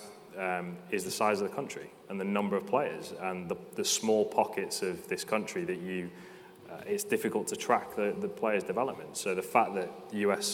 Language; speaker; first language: English; native; English